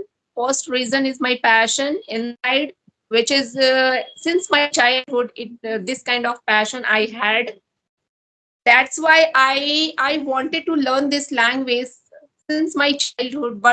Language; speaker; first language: English; non-native, learner; Hindi